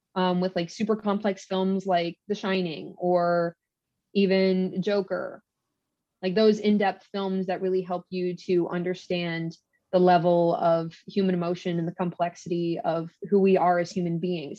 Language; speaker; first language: English; native; English